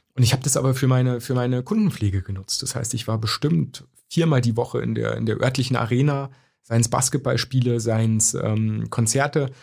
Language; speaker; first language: German; native; German